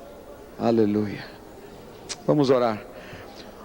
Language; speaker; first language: Portuguese; native; Portuguese